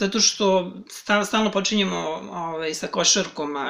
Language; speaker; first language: Serbian; native; Serbian